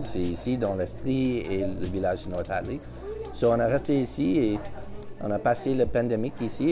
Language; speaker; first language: French; early bilingual, heritage; English